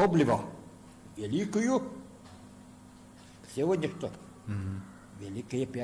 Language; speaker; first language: Russian; non-native, local second language; Yakut